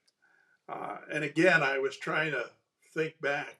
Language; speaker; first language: English; native; English